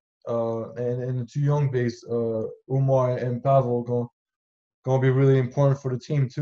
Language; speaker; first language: English; non-native, fluent; French